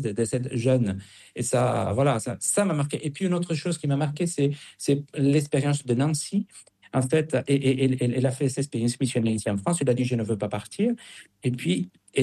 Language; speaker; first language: French; non-native, fluent; Spanish